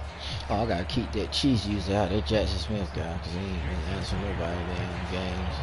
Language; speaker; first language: English; native; English